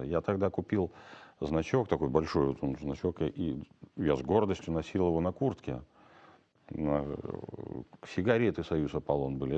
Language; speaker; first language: Russian; native; Russian